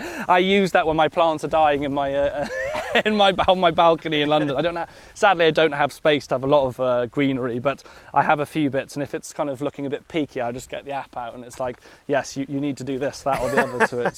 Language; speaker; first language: English; native; English